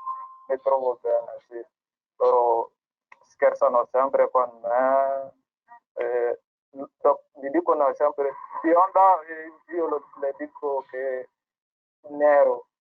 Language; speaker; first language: Italian; non-native, learner; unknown